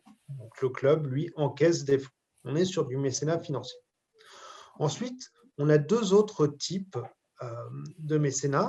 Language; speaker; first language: French; native; French